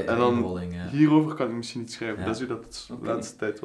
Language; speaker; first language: Dutch; native; Dutch